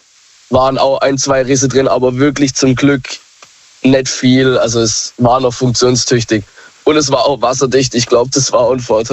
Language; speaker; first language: German; native; German